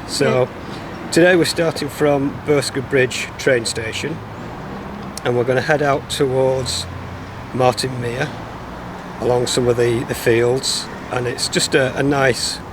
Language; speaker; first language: English; native; English